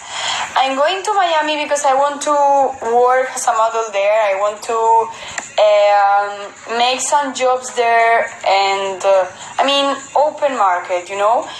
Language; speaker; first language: English; non-native, fluent; Spanish